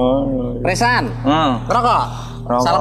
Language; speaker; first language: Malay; non-native, local second language; Javanese